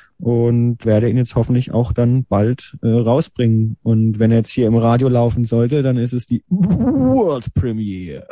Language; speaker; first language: German; native; German